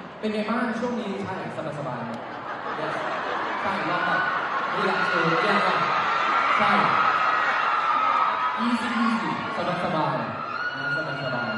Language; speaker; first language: Thai; native; Thai